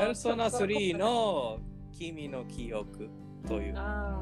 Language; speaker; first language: Japanese; non-native, learner; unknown